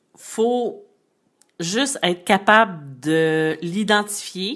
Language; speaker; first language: French; native; French